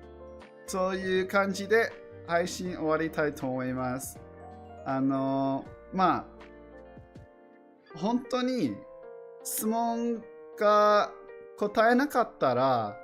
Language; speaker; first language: Japanese; non-native, learner; English